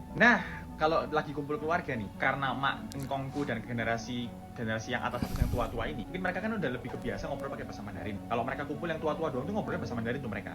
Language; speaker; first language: Indonesian; native; Indonesian